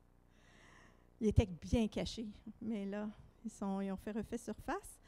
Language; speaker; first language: French; native; French